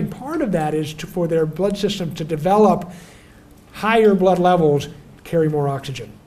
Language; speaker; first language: English; native; English